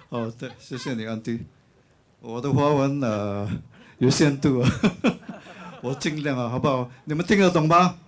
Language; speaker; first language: Chinese; non-native, local second language; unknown